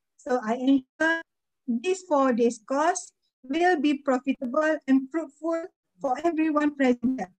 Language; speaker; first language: English; non-native, fluent; Malay